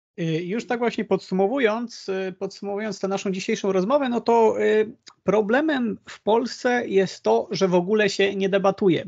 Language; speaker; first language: Polish; native; Polish